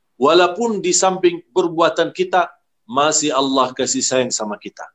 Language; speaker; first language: Malay; non-native, fluent; Arabic